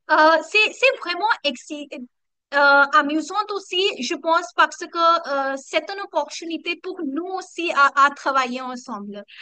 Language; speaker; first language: French; non-native, learner; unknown